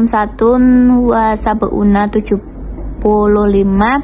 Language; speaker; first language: Arabic; non-native, learner; Indonesian